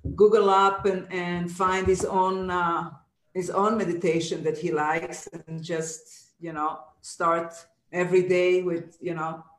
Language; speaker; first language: English; non-native, fluent; Hebrew